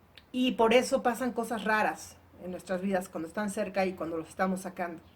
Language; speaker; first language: Spanish; native; Spanish